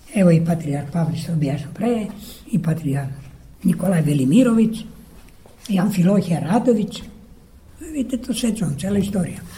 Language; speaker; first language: Serbian; early bilingual, heritage; Serbian